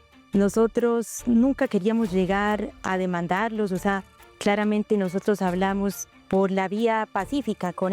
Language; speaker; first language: Spanish; native; Spanish